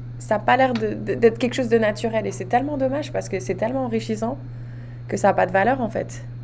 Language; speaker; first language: French; native; French